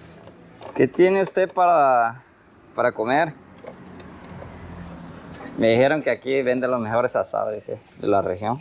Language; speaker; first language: Spanish; non-native, fluent; Portuguese